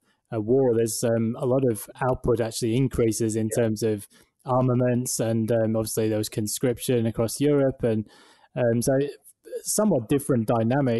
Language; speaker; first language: English; native; English